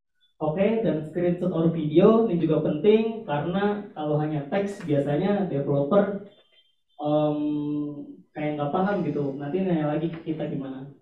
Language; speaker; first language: Indonesian; native; Indonesian